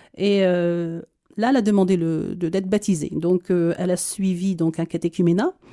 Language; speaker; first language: French; early bilingual, other home language; Arabic